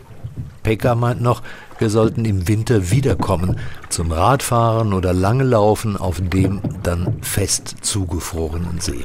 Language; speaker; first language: German; native; German